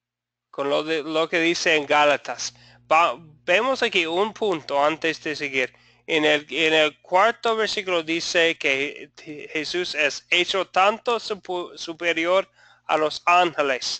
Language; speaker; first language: Spanish; non-native, fluent; English